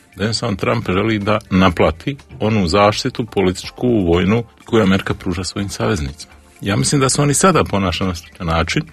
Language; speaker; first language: Serbian; native; Serbian